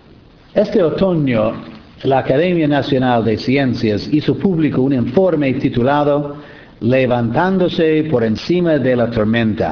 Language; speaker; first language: Spanish; non-native, fluent; English